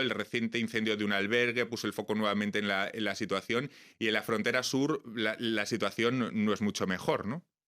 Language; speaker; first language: Spanish; native; Spanish